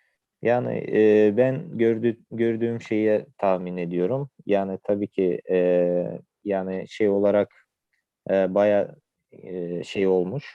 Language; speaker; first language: Turkish; non-native, fluent; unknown